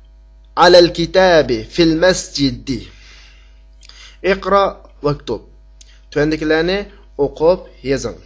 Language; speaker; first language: Arabic; non-native, fluent; Uyghur